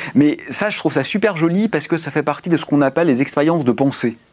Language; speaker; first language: French; native; French